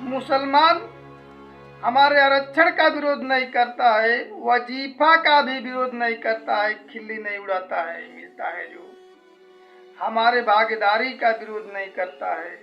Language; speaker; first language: Hindi; native; Hindi